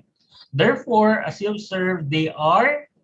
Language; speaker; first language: English; non-native, local second language; Filipino